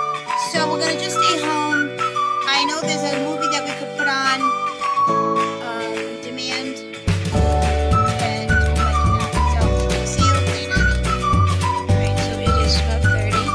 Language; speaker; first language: English; native; English